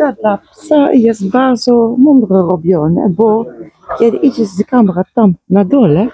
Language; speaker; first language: Polish; non-native, learner; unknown